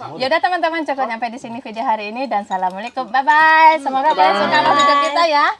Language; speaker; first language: Indonesian; native; Indonesian